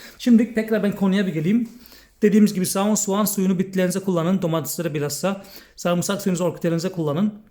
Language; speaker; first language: Turkish; native; Turkish